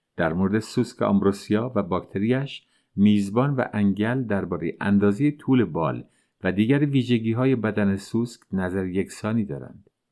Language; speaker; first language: Persian; native; Persian